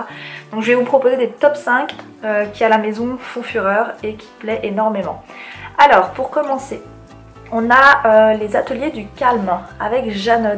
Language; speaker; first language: French; native; French